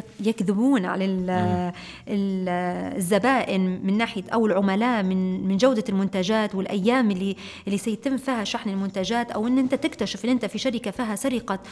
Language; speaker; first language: Arabic; native; Arabic